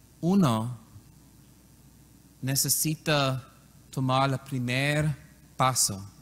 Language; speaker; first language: Spanish; non-native, learner; English